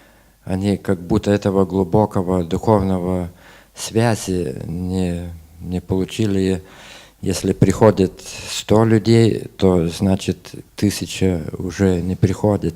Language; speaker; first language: Russian; non-native, fluent; Lithuanian